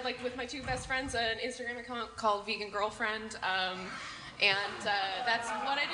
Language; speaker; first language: English; native; English